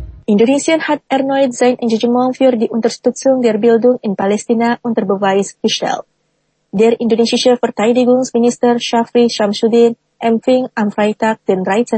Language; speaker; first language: German; non-native, fluent; Indonesian